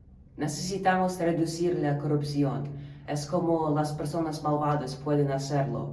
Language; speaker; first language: Spanish; non-native, learner; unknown